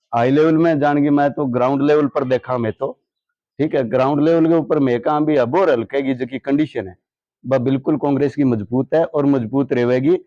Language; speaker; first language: Hindi; native; Hindi